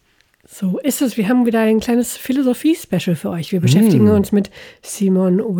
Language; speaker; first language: German; native; German